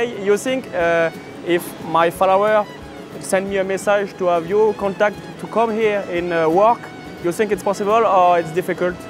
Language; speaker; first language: English; non-native, learner; French